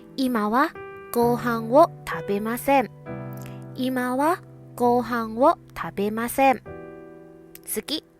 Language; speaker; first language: Japanese; non-native, fluent; Thai